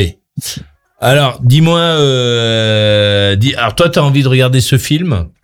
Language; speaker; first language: French; native; French